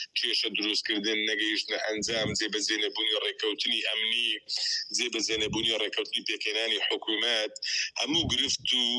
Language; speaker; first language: Central Kurdish; native; Central Kurdish